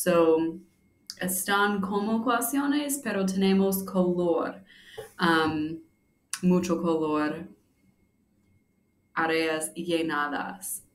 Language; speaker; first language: Spanish; non-native, fluent; English